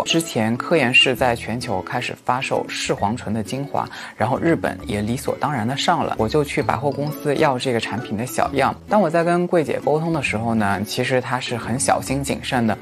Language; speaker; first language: Chinese; native; Chinese